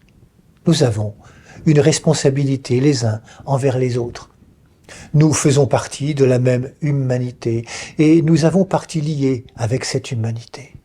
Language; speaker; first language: French; native; French